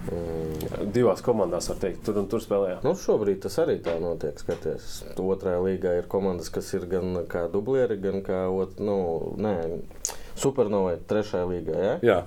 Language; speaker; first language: Latvian; native; Latvian